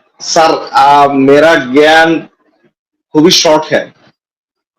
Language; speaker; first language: Hindi; non-native, learner; Bangla